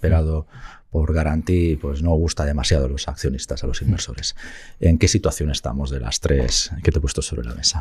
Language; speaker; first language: Spanish; native; Spanish